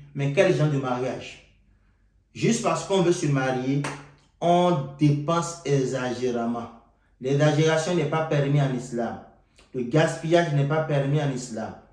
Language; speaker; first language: French; non-native, local second language; Yoruba